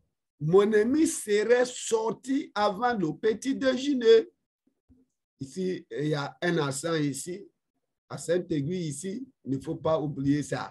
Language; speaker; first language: French; non-native, fluent; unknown